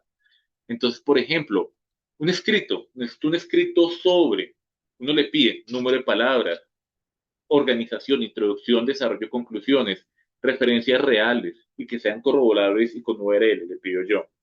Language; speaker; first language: Spanish; native; Spanish